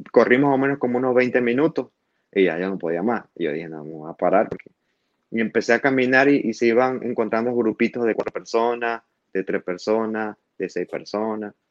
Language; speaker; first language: Spanish; native; Spanish